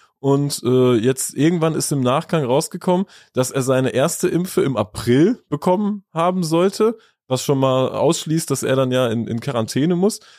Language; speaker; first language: German; native; German